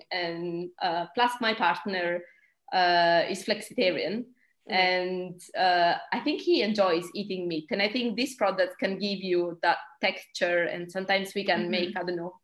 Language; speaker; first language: English; non-native, fluent; Italian